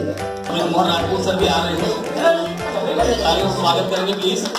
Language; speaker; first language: Hindi; native; Hindi